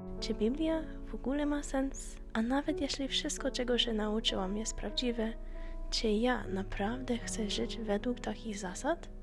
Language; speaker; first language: Polish; non-native, fluent; English